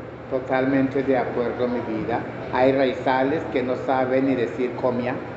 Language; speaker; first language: Spanish; non-native, local second language; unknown